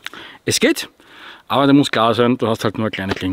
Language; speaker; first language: German; native; German